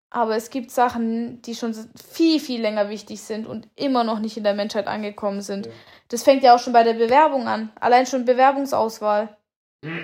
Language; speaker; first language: German; native; German